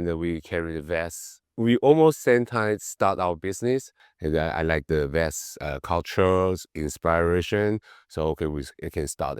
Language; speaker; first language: English; non-native, learner; Chinese